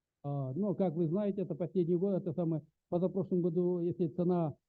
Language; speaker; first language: Russian; native; Russian